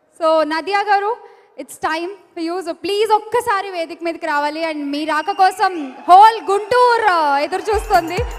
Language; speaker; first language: Telugu; native; Telugu